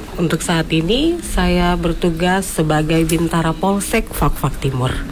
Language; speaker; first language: Indonesian; native; Indonesian